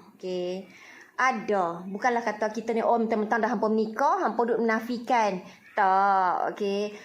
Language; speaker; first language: Malay; native; Malay